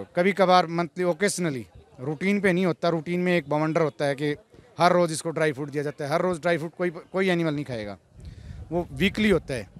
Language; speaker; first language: Hindi; native; Hindi